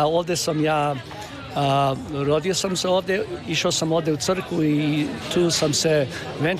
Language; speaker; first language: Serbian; early bilingual, heritage; Serbian